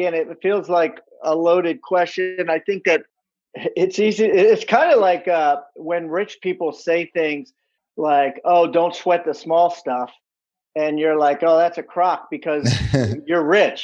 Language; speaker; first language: English; native; English